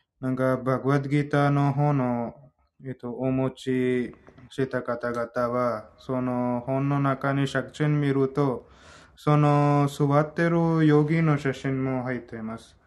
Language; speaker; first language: Japanese; non-native, learner; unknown